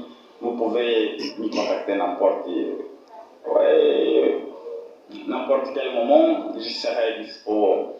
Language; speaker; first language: French; non-native, fluent; Portuguese